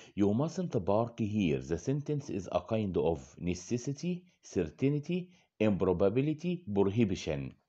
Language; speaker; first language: English; non-native, fluent; Arabic